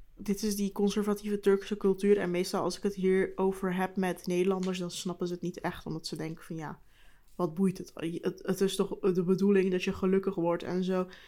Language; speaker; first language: Dutch; early bilingual, other home language; Turkish